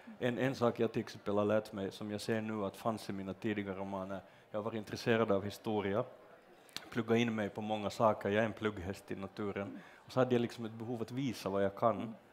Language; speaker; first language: Swedish; native; Swedish